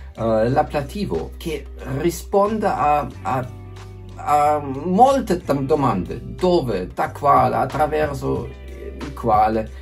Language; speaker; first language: Italian; non-native, fluent; German